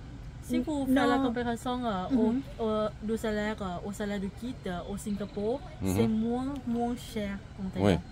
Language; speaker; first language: French; non-native, fluent; Thai